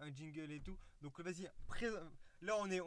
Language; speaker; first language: French; native; French